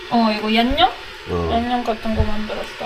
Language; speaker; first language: Korean; non-native, learner; Russian